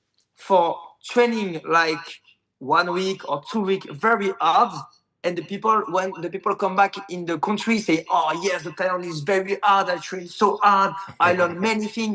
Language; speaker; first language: English; non-native, learner; French